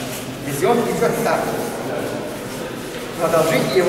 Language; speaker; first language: Russian; non-native, learner; Serbian